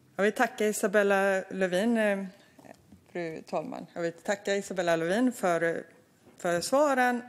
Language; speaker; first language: Swedish; native; Swedish